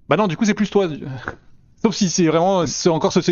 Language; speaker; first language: French; native; French